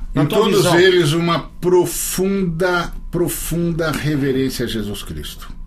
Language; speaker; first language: Portuguese; native; Portuguese